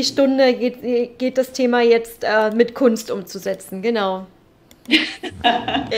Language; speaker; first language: German; native; German